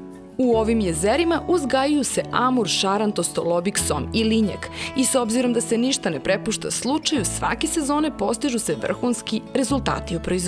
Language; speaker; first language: Serbian; native; Serbian